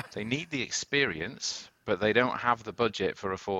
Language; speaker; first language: English; native; English